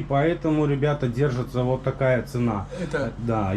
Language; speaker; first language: Russian; native; Russian